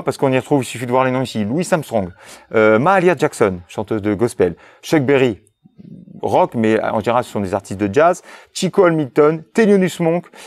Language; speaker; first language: French; native; French